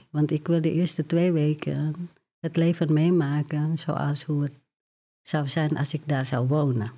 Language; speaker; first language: Dutch; non-native, fluent; Indonesian